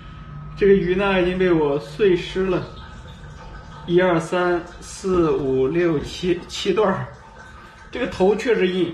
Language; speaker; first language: Chinese; native; Chinese